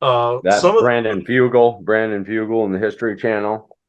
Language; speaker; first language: English; native; English